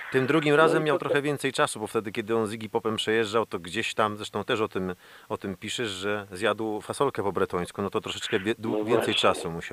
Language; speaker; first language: Polish; native; Polish